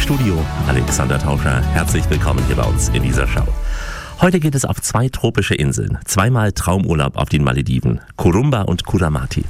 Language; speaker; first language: German; native; German